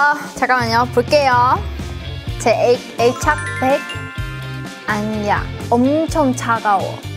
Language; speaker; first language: Korean; non-native, learner; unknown